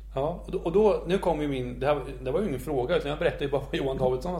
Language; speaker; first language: Swedish; native; Swedish